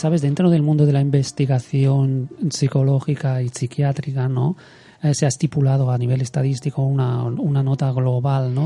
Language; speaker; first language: Spanish; native; Spanish